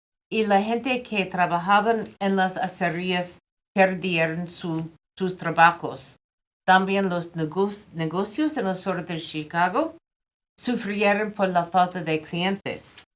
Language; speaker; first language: Spanish; non-native, fluent; English